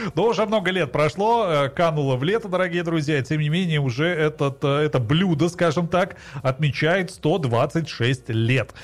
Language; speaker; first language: Russian; non-native, local second language; Tajik